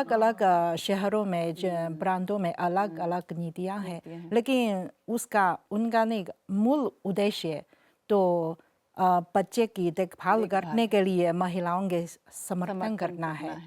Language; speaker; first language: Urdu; non-native, learner; Chinese